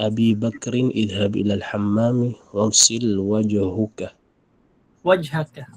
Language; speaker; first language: Arabic; non-native, learner; Filipino